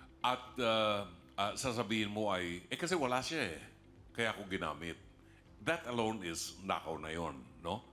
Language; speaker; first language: Filipino; native; Filipino